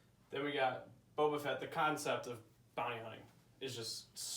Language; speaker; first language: English; native; English